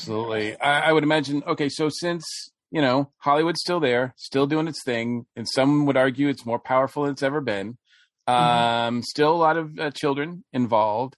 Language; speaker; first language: English; native; English